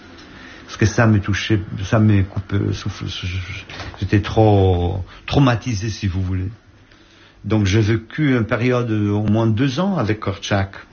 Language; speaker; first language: French; non-native, fluent; Polish